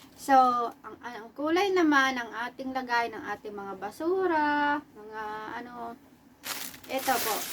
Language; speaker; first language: Filipino; native; Filipino